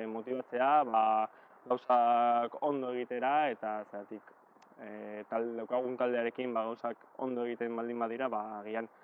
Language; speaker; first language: Basque; non-native, local second language; Spanish